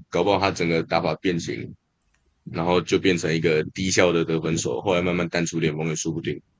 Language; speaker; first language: Chinese; native; Chinese